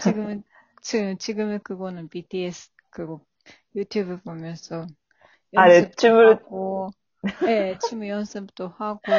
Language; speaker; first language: Korean; non-native, fluent; Japanese